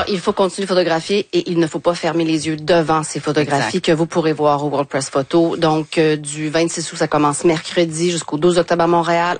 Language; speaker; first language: French; native; French